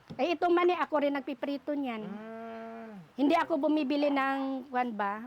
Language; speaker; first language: Filipino; non-native, local second language; Aklanon